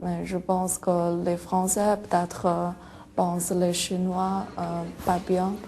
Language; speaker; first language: French; non-native, learner; Chinese